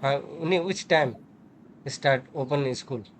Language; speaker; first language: English; non-native, learner; Urdu